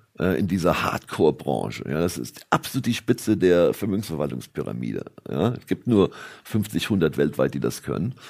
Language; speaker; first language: German; native; German